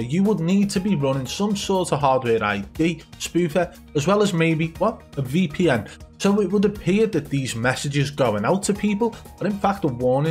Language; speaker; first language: English; native; English